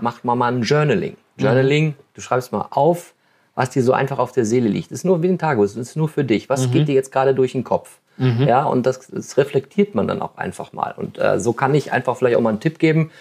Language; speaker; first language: German; native; German